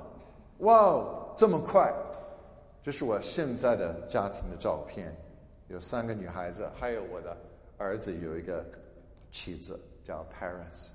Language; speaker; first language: Chinese; non-native, fluent; English